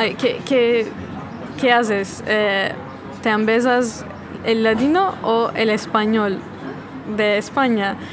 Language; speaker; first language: Spanish; non-native, fluent; Turkish